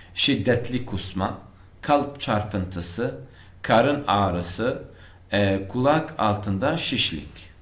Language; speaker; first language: Turkish; non-native, fluent; Arabic